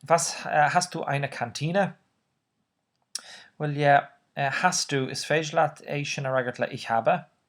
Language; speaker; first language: German; non-native, fluent; Irish